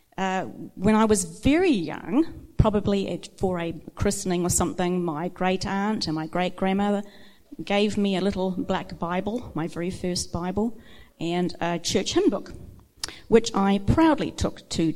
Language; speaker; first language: English; native; English